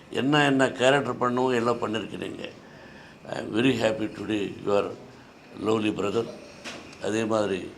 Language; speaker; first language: Tamil; non-native, learner; Telugu